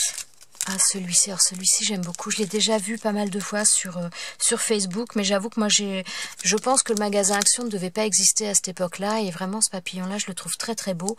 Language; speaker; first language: French; native; French